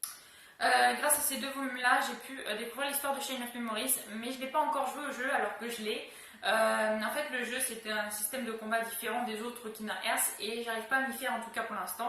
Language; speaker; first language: French; native; French